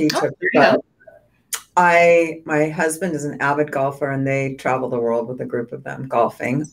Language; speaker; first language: English; native; English